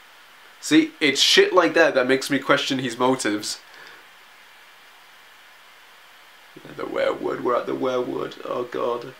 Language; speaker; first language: English; native; English